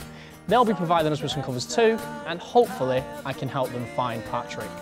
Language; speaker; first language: English; native; English